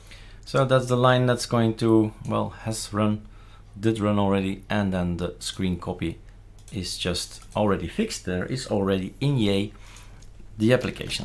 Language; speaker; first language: English; non-native, fluent; Dutch